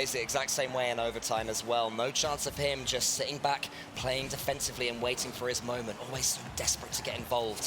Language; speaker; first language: English; native; English